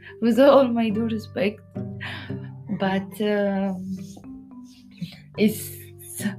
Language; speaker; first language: English; non-native, learner; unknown